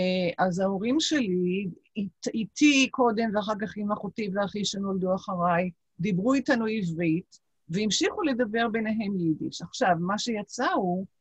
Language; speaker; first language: Hebrew; non-native, local second language; Yiddish